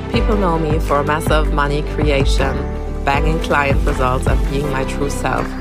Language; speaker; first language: English; early bilingual, other home language; German